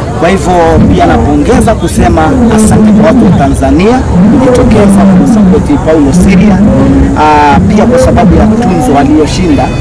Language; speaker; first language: Swahili; non-native, local second language; Luo (Kenya and Tanzania)